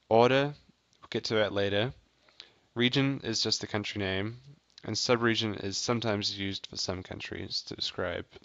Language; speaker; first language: English; native; English